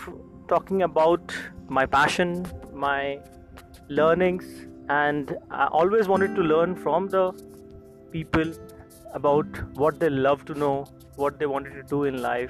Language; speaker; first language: English; non-native, local second language; Hindi